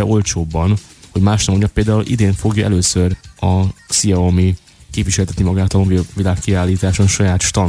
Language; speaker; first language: Hungarian; native; Hungarian